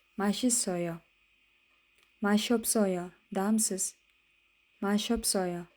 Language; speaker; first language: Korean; non-native, fluent; Kyrgyz